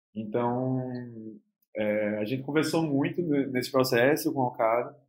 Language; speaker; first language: Portuguese; native; Portuguese